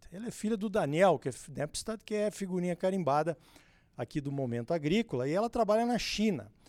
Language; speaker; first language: Portuguese; native; Portuguese